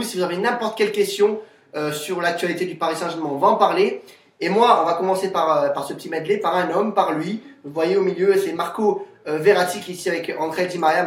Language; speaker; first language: French; native; French